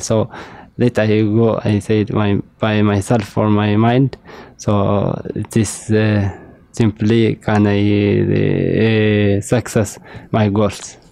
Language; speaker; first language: English; non-native, learner; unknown